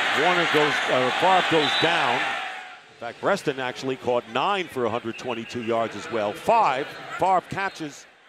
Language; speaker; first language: English; native; English